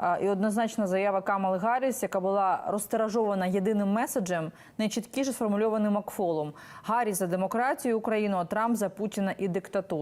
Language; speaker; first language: Ukrainian; native; Ukrainian